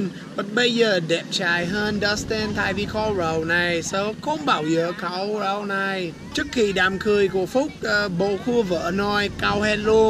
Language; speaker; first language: Vietnamese; non-native, learner; English